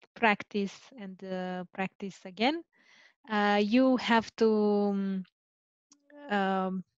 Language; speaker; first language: English; non-native, fluent; Romanian